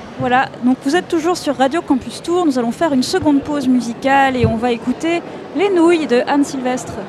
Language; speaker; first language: French; native; French